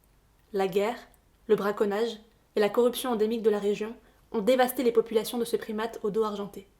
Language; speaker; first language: French; native; French